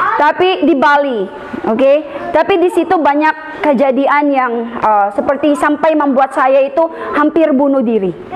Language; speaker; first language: Indonesian; non-native, fluent; Filipino